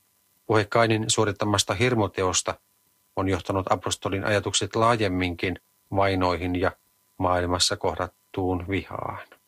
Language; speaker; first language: Finnish; native; Finnish